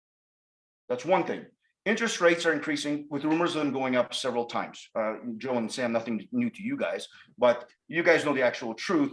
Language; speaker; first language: English; native; English